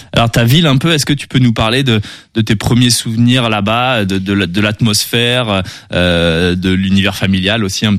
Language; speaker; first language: French; native; French